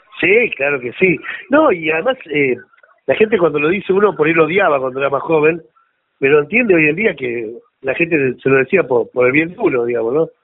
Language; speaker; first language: Spanish; native; Spanish